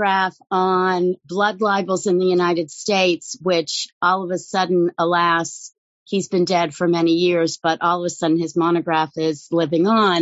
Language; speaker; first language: English; native; English